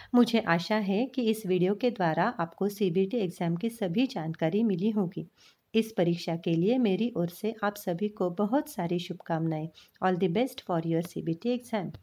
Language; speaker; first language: Hindi; non-native, local second language; Marathi